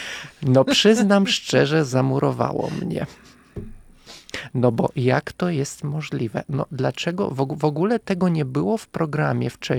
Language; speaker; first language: Polish; non-native, fluent; Russian